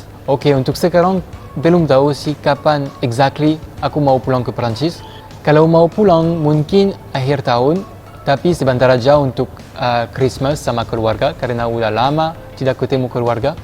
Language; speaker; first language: Indonesian; non-native, fluent; French